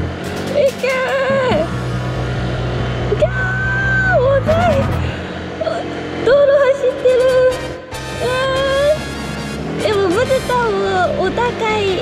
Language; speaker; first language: Chinese; non-native, fluent; Japanese